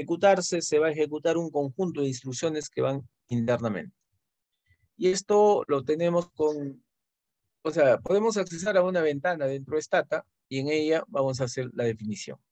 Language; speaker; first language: Spanish; native; Spanish